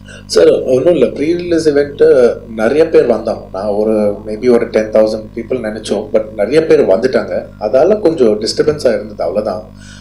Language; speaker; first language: Tamil; non-native, local second language; Telugu